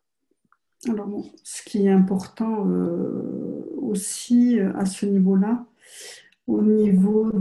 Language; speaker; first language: French; native; French